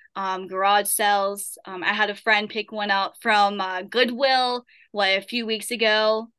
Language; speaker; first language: English; native; English